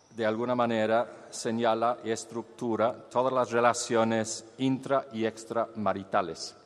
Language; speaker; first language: Spanish; non-native, fluent; English